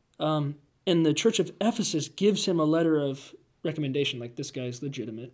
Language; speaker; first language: English; native; English